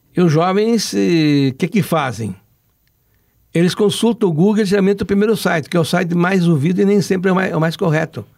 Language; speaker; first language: Portuguese; non-native, local second language; Italian